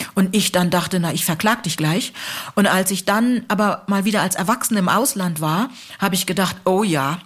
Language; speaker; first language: German; early bilingual, other home language; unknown